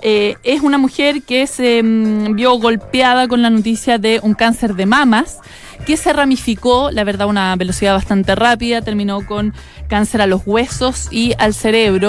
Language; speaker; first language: Spanish; native; Spanish